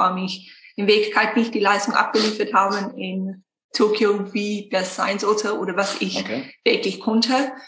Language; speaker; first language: German; non-native, fluent; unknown